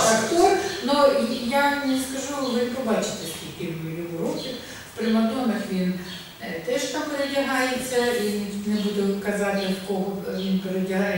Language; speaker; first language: Ukrainian; non-native, local second language; Russian